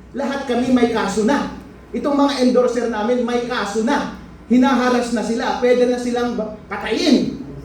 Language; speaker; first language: Filipino; non-native, local second language; Iloko